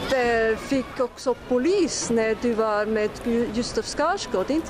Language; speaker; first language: Swedish; non-native, fluent; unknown